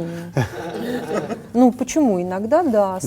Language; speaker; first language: Russian; native; Russian